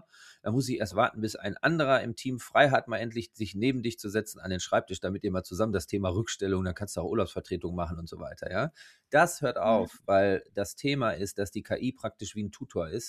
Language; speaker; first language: German; native; German